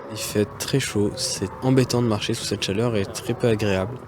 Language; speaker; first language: French; native; French